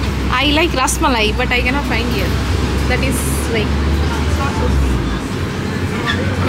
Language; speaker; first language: English; non-native, local second language; Hindi